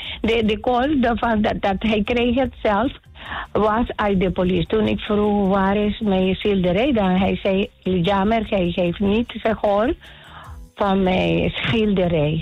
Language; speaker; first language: Dutch; non-native, learner; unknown